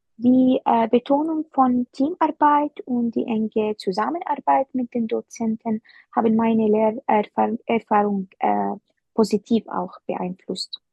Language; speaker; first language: German; non-native, fluent; Arabic